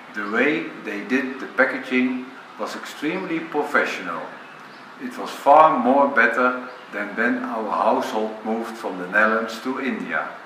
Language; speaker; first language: English; non-native, fluent; Dutch